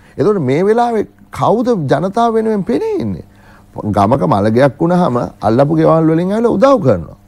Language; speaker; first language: Sinhala; native; Sinhala